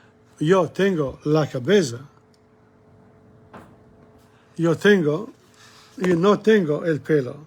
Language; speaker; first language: Spanish; non-native, learner; English